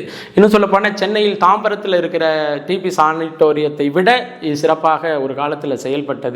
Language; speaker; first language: Tamil; native; Tamil